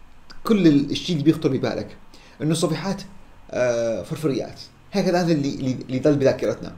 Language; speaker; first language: Arabic; native; Arabic